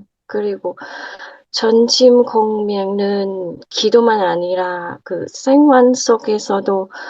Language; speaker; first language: Korean; non-native, learner; Thai